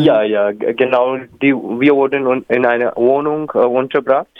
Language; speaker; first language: German; non-native, learner; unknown